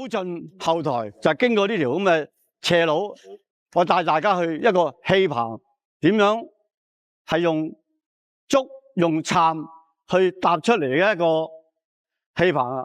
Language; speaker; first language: Cantonese; native; Cantonese